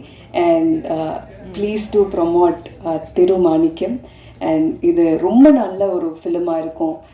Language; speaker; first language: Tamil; non-native, fluent; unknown